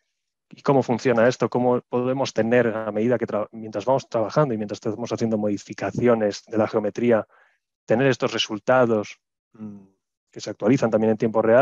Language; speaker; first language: Spanish; native; Spanish